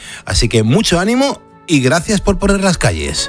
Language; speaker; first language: Spanish; native; Spanish